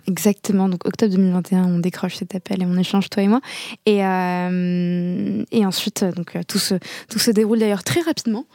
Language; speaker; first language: French; native; French